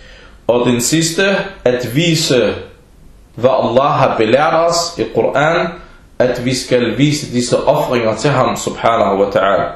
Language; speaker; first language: Danish; early bilingual, other home language; Arabic